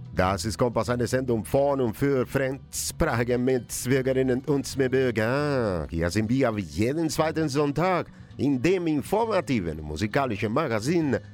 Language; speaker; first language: German; non-native, fluent; Spanish